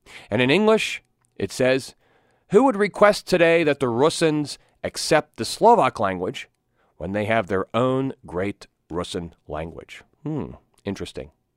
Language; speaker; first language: English; native; English